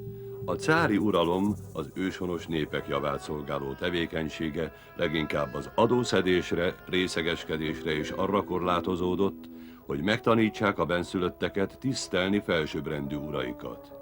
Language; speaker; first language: Hungarian; native; Hungarian